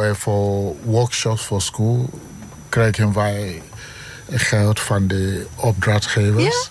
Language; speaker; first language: Dutch; non-native, learner; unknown